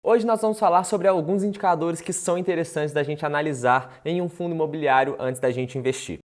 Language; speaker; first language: Portuguese; native; Portuguese